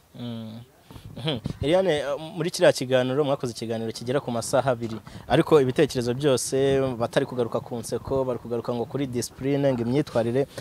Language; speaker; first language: Kinyarwanda; native; Kinyarwanda